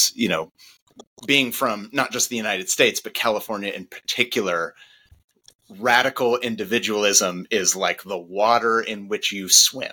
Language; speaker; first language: English; native; English